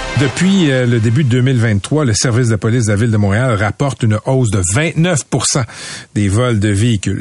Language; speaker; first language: French; native; French